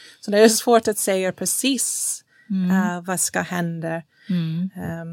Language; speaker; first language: Swedish; non-native, fluent; English